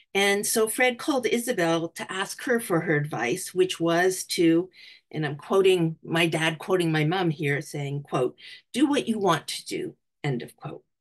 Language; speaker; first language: English; native; English